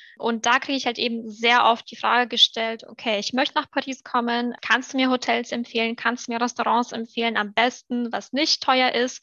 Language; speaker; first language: German; early bilingual, other home language; Russian